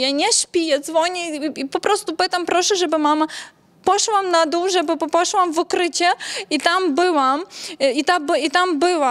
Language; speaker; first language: Polish; non-native, learner; Ukrainian